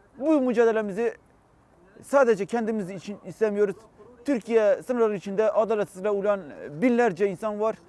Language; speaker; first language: Turkish; non-native, local second language; Kurdish